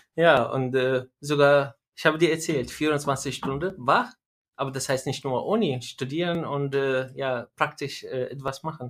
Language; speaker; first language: German; non-native, learner; Arabic